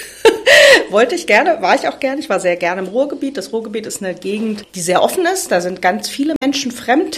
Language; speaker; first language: German; native; German